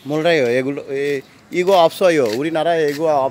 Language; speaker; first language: Korean; non-native, learner; Bangla